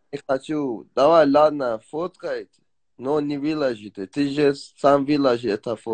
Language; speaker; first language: Russian; non-native, learner; Persian